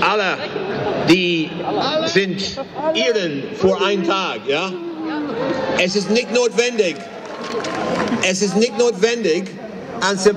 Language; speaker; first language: German; non-native, fluent; English